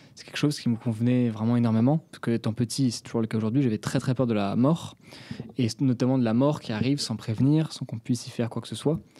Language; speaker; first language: French; native; French